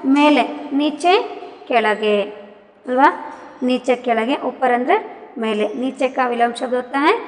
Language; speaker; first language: Hindi; non-native, local second language; Kannada